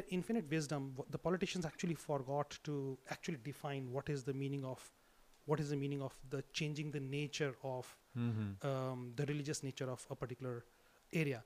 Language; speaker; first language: English; non-native, local second language; Hindi